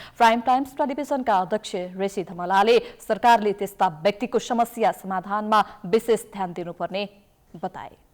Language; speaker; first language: Nepali; native; Nepali